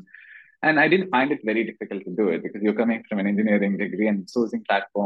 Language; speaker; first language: English; non-native, local second language; Malayalam